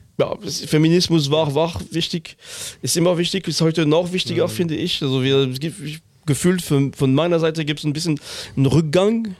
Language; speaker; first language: German; non-native, fluent; French